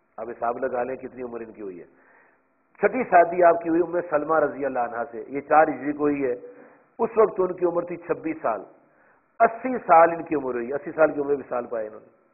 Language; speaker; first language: Urdu; non-native, local second language; Punjabi